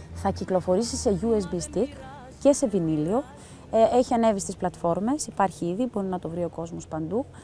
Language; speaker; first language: Greek; early bilingual, heritage; Greek